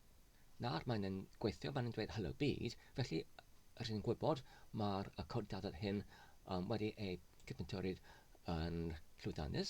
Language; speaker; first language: Welsh; non-native, learner; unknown